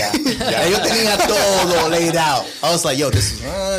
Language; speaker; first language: English; non-native, fluent; Spanish